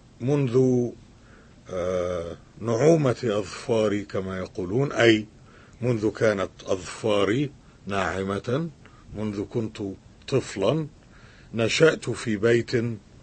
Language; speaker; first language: Arabic; native; Arabic